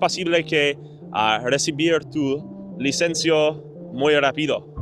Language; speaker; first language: Spanish; non-native, learner; English